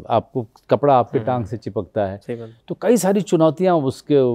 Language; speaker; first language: Hindi; native; Hindi